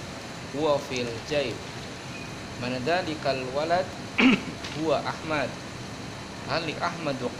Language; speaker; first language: Arabic; non-native, learner; Indonesian